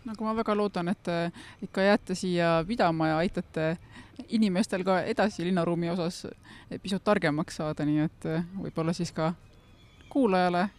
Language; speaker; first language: Estonian; native; Estonian